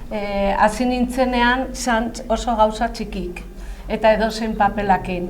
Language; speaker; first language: Basque; non-native, local second language; Spanish